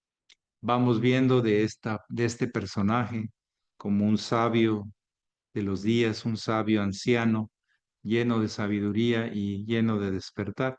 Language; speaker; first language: Spanish; native; Spanish